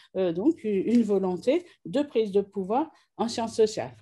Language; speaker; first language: French; native; French